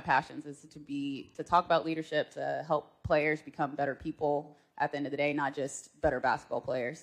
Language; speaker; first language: English; native; English